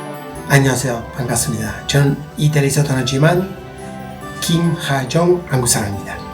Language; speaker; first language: Korean; non-native, fluent; Italian